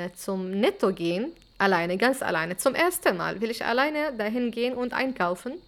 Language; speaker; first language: German; non-native, fluent; Arabic